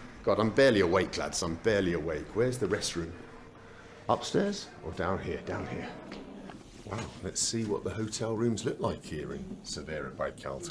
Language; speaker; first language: English; native; English